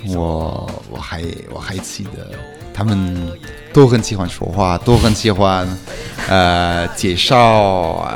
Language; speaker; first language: Chinese; non-native, fluent; French